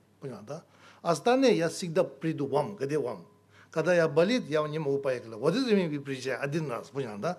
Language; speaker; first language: Russian; non-native, learner; Tibetan